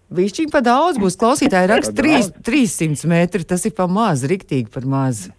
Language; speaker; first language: Latvian; native; Latvian